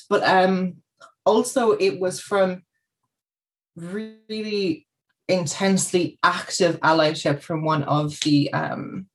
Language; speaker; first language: English; native; English